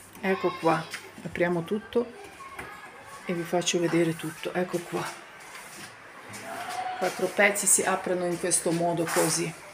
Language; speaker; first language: Italian; non-native, learner; Ukrainian